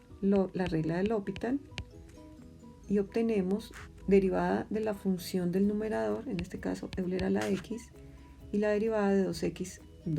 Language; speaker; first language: Spanish; native; Spanish